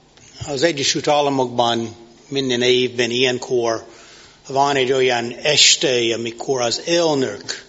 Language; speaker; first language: Hungarian; non-native, fluent; English